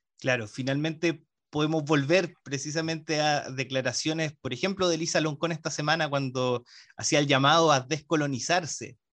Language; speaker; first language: Spanish; native; Spanish